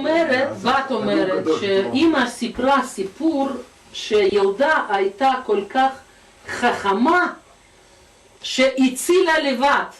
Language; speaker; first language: Hebrew; non-native, learner; Russian